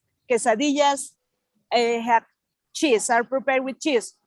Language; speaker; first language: English; non-native, fluent; Spanish